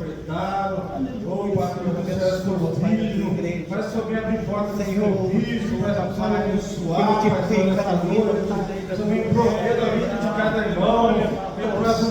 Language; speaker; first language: Portuguese; native; Portuguese